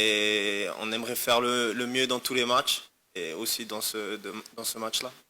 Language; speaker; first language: French; non-native, fluent; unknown